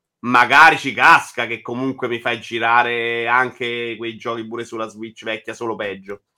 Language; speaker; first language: Italian; native; Italian